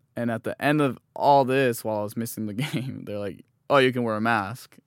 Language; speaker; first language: English; native; English